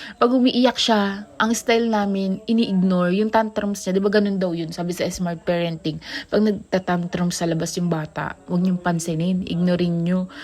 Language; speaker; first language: Filipino; native; Filipino